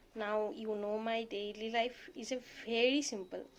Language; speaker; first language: English; non-native, local second language; Assamese